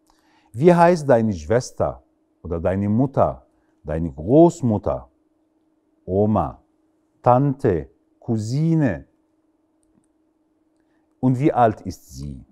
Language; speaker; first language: German; non-native, fluent; Arabic